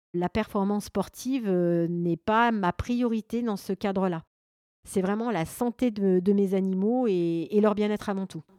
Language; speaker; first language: French; native; French